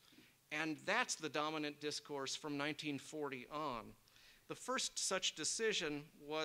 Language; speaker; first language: English; native; English